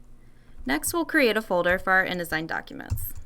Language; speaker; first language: English; native; English